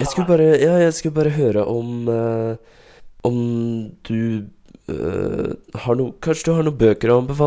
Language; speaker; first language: Norwegian; native; Norwegian